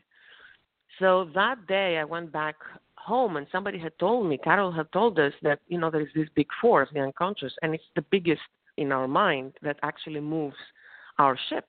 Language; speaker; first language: English; non-native, fluent; Greek